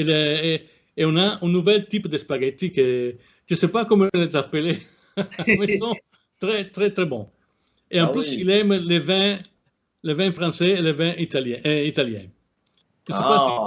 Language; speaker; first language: French; non-native, fluent; Italian